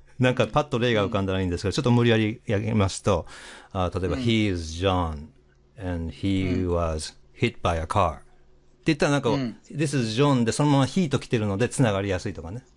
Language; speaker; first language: Japanese; native; Japanese